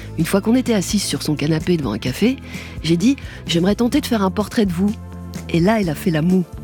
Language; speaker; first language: French; native; French